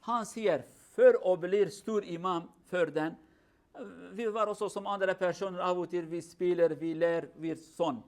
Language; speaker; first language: Swedish; non-native, learner; Kurdish